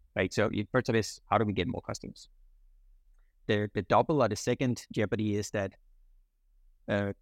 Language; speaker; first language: English; non-native, fluent; Danish